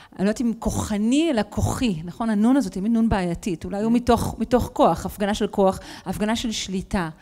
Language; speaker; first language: Hebrew; native; Hebrew